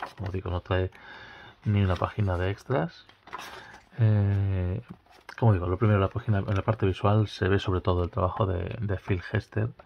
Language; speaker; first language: Spanish; native; Spanish